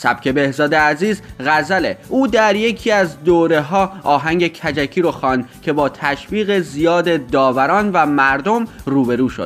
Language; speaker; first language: Persian; native; Persian